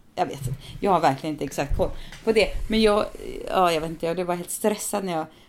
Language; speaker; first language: Swedish; native; Swedish